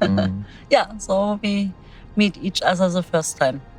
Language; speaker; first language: English; non-native, fluent; German